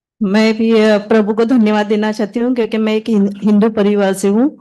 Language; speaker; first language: Hindi; native; Hindi